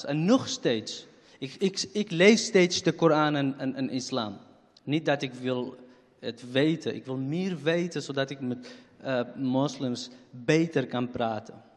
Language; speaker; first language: Dutch; non-native, fluent; Kurdish